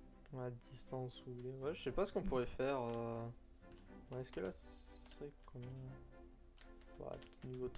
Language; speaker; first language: French; native; French